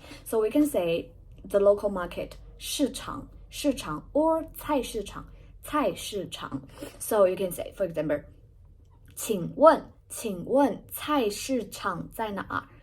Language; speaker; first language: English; non-native, fluent; Chinese